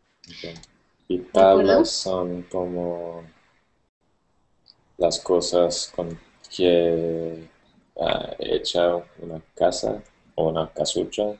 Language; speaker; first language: Spanish; non-native, learner; English